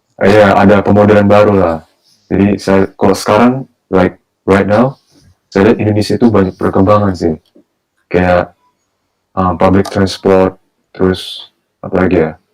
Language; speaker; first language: Indonesian; early bilingual, heritage; Indonesian